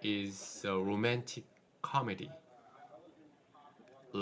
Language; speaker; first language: English; non-native, learner; Korean